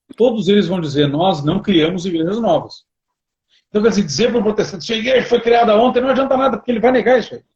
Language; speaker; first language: Portuguese; native; Portuguese